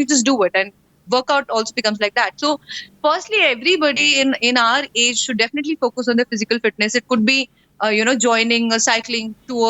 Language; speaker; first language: English; non-native, local second language; Hindi